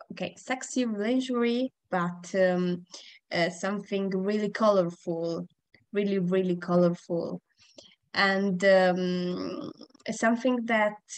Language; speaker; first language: English; non-native, learner; Italian